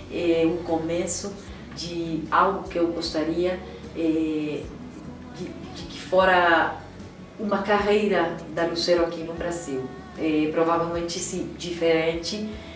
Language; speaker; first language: Portuguese; non-native, fluent; Spanish